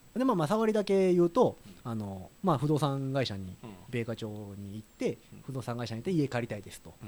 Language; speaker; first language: Japanese; native; Japanese